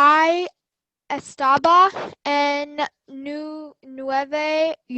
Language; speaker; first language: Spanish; non-native, learner; English